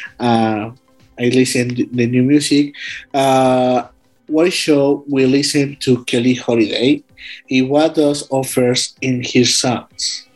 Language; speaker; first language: English; non-native, learner; Spanish